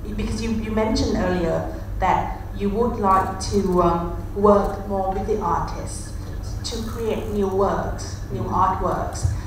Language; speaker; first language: English; non-native, fluent; Thai